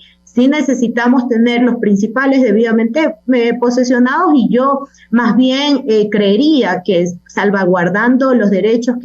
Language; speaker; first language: Spanish; native; Spanish